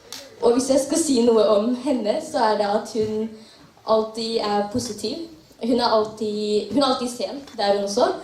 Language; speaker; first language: Norwegian; early bilingual, other home language; Tamil